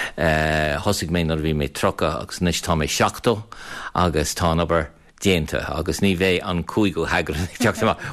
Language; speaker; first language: Irish; non-native, fluent; English